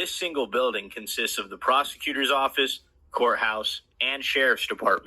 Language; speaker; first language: English; native; English